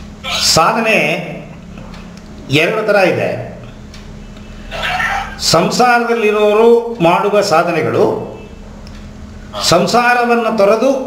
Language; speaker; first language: Kannada; native; Kannada